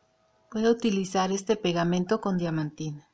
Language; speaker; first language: Spanish; native; Spanish